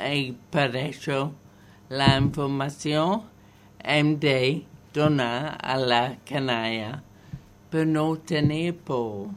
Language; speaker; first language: Catalan; non-native, learner; English